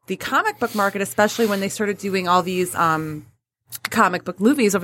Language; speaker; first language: English; native; English